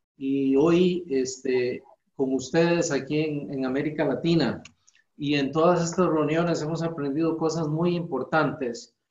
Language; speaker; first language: Spanish; native; Spanish